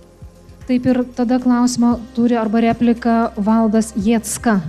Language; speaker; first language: Lithuanian; native; Lithuanian